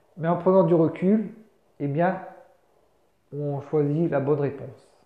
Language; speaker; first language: French; native; French